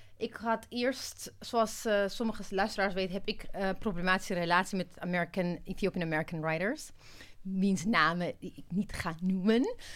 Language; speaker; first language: Dutch; non-native, fluent; Amharic